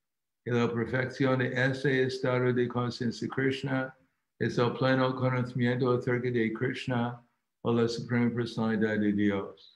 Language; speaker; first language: Spanish; non-native, fluent; English